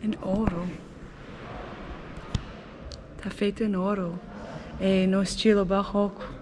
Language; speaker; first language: Portuguese; non-native, fluent; English